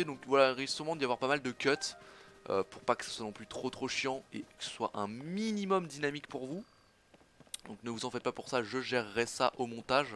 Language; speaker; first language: French; native; French